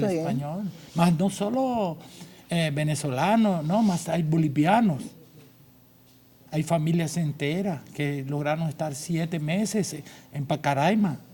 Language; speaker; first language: Portuguese; non-native, learner; Spanish